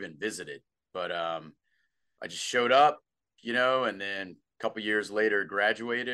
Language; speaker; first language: English; native; English